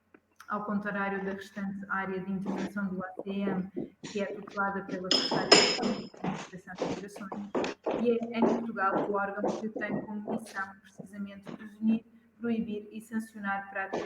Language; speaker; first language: Portuguese; native; Portuguese